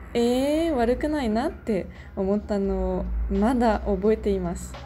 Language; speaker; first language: Japanese; non-native, fluent; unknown